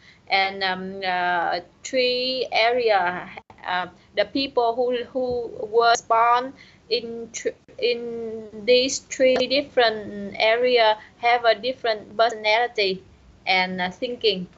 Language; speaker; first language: English; non-native, learner; Vietnamese